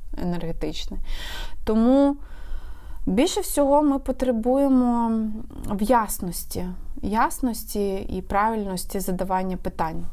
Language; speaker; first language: Ukrainian; non-native, local second language; Russian